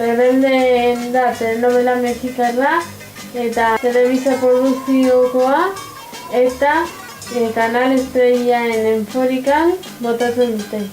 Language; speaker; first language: Basque; non-native, local second language; Spanish